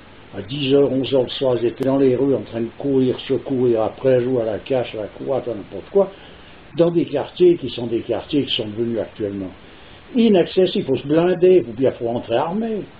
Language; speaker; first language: French; native; French